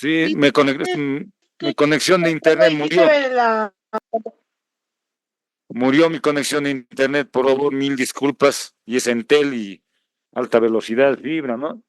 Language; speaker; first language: Spanish; native; Spanish